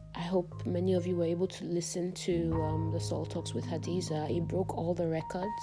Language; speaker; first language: English; non-native, local second language; Yoruba